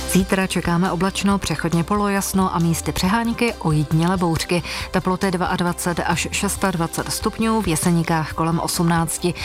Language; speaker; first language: Czech; native; Czech